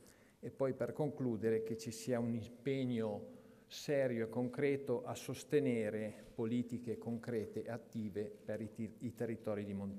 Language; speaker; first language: Italian; native; Italian